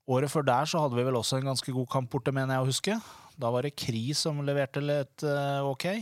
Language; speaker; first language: Norwegian; native; Norwegian